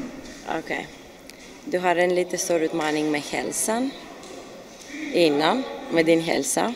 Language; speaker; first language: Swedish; non-native, fluent; Greek